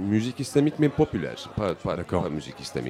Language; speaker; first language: French; non-native, learner; Turkish